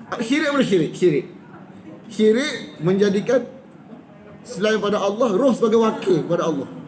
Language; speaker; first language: Malay; native; Malay